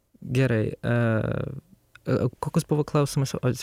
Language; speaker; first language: Lithuanian; non-native, fluent; Ukrainian